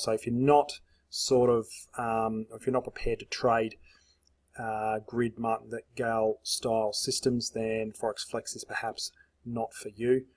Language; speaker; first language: English; native; English